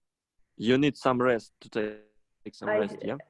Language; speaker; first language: English; non-native, fluent; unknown